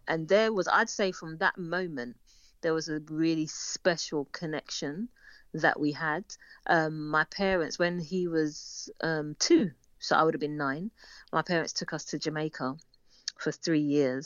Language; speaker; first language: English; native; English